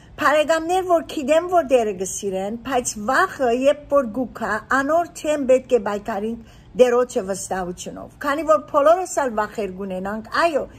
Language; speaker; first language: Armenian; early bilingual, heritage; Armenian